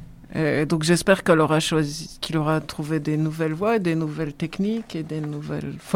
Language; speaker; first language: French; native; French